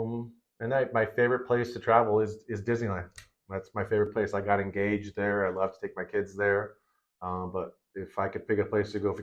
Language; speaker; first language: English; native; English